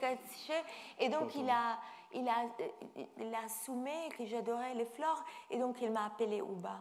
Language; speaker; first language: French; non-native, fluent; Italian